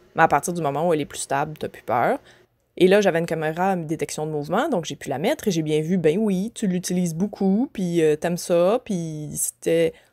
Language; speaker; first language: French; native; French